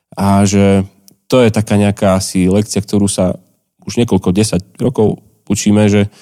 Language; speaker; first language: Slovak; native; Slovak